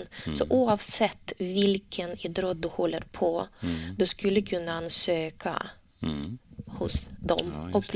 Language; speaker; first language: Swedish; non-native, learner; Russian